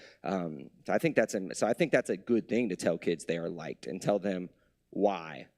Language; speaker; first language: English; native; English